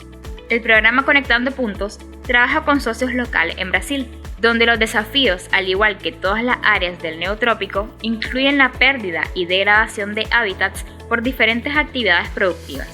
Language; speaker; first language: Spanish; native; Spanish